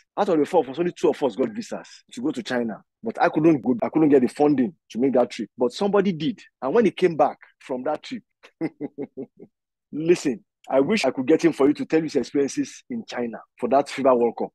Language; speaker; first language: English; non-native, local second language; Yoruba